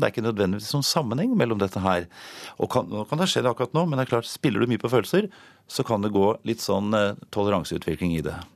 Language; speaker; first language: Norwegian; native; Norwegian